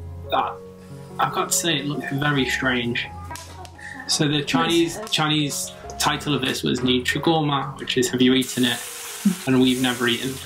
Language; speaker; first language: English; native; English